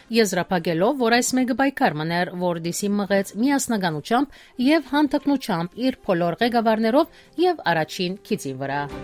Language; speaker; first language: Armenian; early bilingual, heritage; Armenian